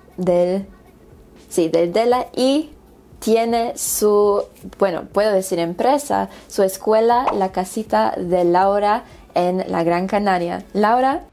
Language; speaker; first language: Spanish; non-native, fluent; English